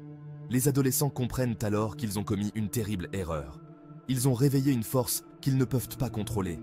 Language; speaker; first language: French; native; French